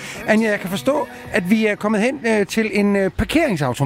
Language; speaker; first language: Danish; native; Danish